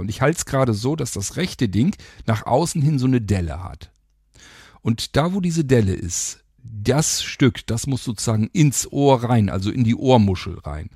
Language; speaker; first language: German; native; German